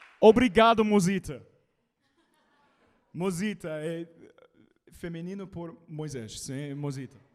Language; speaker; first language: Portuguese; non-native, learner; English